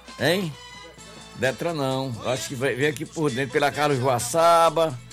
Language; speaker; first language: Portuguese; native; Portuguese